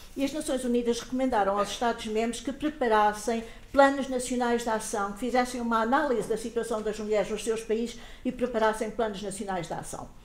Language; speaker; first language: Portuguese; native; Portuguese